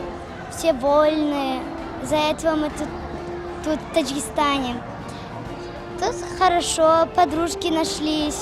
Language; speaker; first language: Russian; non-native, learner; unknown